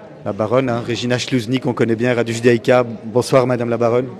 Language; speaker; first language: French; native; French